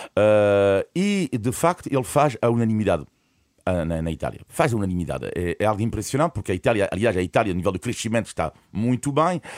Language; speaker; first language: Portuguese; non-native, fluent; French